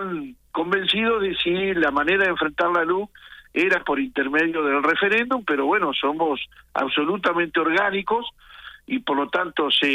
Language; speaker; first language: Spanish; native; Spanish